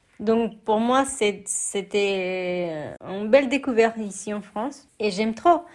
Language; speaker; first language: French; non-native, fluent; Spanish